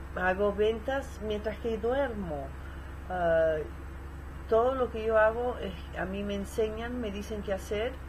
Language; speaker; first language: Spanish; early bilingual, heritage; Spanish